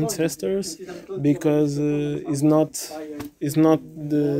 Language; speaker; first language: English; non-native, learner; Portuguese